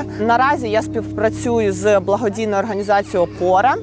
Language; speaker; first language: Ukrainian; native; Ukrainian